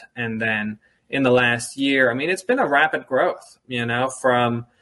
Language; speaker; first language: English; early bilingual, other home language; German